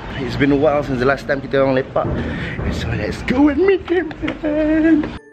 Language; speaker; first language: English; non-native, local second language; Malay